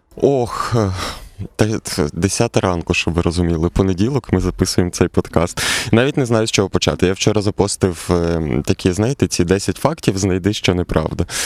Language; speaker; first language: Ukrainian; non-native, local second language; Russian